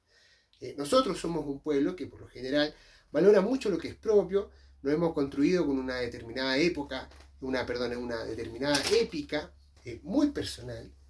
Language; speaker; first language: Spanish; native; Spanish